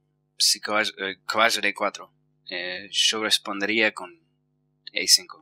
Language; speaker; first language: Spanish; non-native, fluent; English